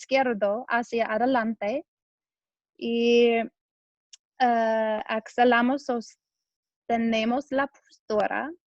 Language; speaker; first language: Spanish; non-native, learner; English